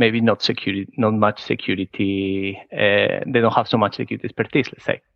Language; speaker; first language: English; non-native, fluent; Spanish